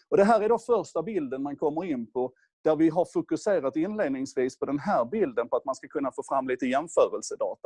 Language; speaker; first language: Swedish; native; Swedish